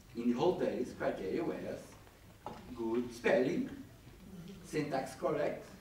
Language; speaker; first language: English; non-native, fluent; Portuguese